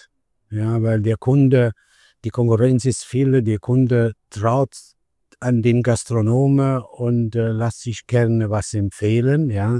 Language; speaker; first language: German; non-native, fluent; Italian